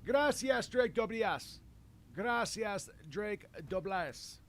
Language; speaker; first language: Spanish; non-native, learner; English